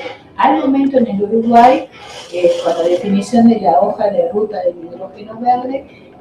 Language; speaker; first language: Spanish; native; Spanish